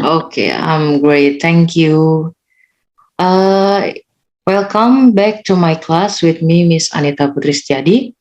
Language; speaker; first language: English; non-native, learner; Indonesian